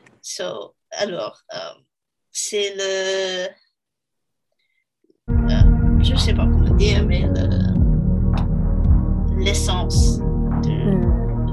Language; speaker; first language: French; non-native, learner; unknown